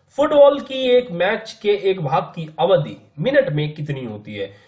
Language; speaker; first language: Hindi; native; Hindi